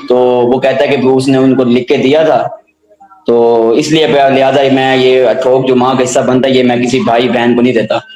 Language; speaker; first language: Urdu; non-native, local second language; Saraiki